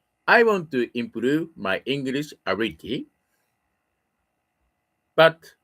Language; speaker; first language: English; non-native, learner; Japanese